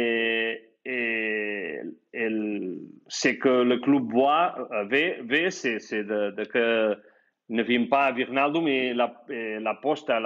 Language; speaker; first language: French; non-native, fluent; Spanish